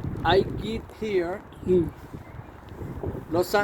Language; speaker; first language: English; non-native, learner; Spanish